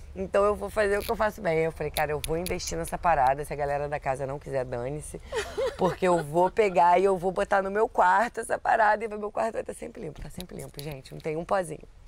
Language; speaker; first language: Portuguese; native; Portuguese